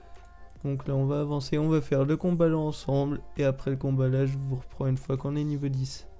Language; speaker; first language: French; native; French